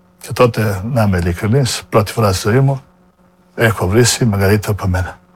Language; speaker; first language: Greek; non-native, fluent; Serbian